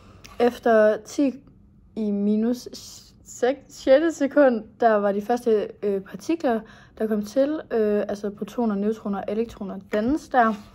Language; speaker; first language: Danish; native; Danish